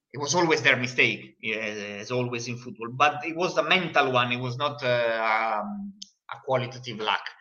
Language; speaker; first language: English; non-native, fluent; Italian